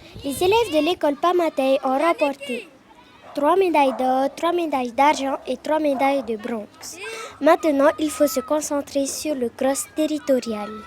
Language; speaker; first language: French; native; French